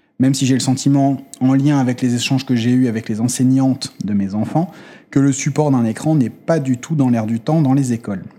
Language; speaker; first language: French; native; French